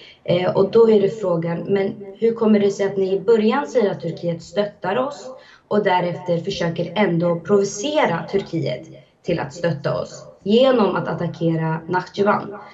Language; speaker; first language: Swedish; early bilingual, other home language; Azerbaijani